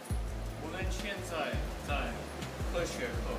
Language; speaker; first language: Chinese; non-native, learner; English